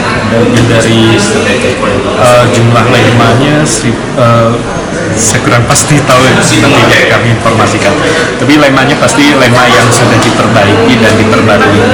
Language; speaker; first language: Indonesian; native; Indonesian